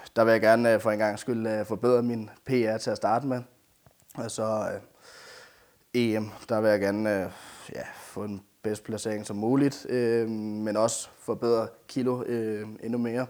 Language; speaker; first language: Danish; early bilingual, other home language; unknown